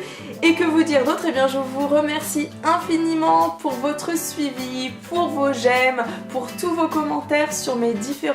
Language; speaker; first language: French; native; French